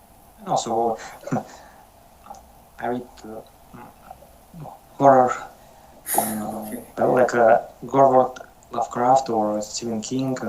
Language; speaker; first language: English; non-native, learner; Russian